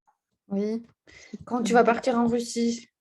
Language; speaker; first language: French; non-native, fluent; Russian